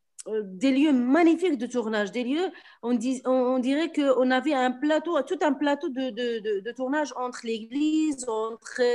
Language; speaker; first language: French; non-native, local second language; Arabic